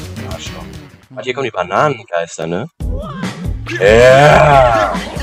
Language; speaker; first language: German; native; German